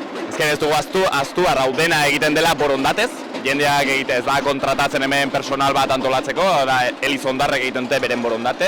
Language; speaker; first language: Basque; native; Basque